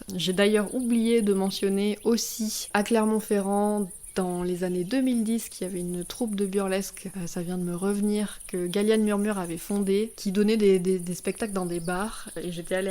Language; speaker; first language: French; native; French